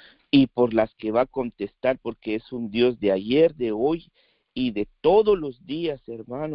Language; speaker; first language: Spanish; native; Spanish